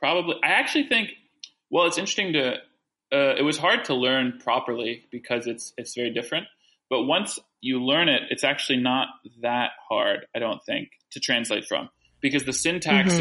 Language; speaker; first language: English; early bilingual, other home language; French